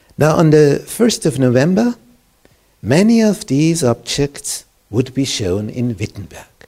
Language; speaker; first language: English; non-native, fluent; German